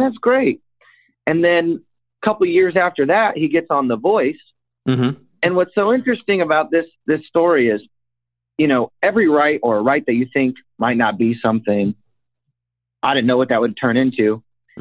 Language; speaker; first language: English; native; English